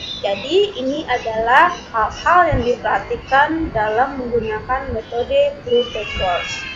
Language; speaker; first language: Indonesian; native; Indonesian